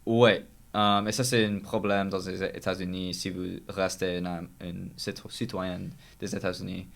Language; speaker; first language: French; non-native, local second language; English